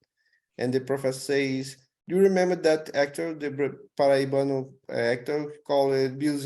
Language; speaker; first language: English; non-native, learner; Portuguese